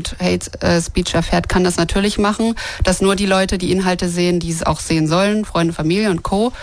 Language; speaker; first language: German; native; German